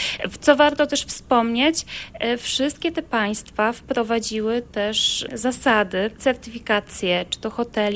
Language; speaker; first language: Polish; native; Polish